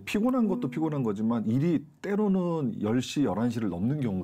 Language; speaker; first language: Korean; native; Korean